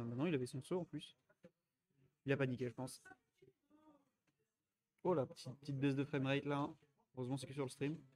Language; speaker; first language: French; native; French